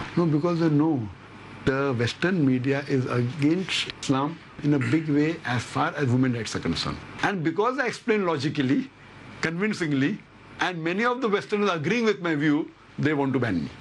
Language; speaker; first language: English; non-native, local second language; Urdu